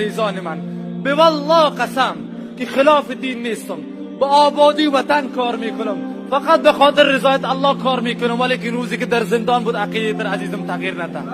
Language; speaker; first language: Persian; native; Persian